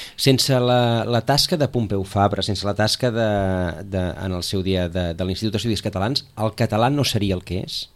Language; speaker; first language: Catalan; native; Catalan